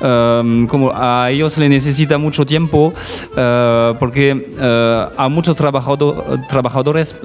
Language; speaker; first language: Spanish; non-native, learner; French